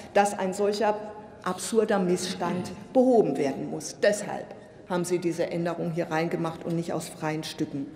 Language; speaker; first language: German; native; German